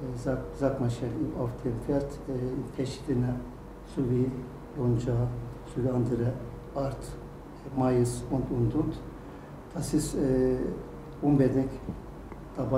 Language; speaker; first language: German; non-native, learner; Turkish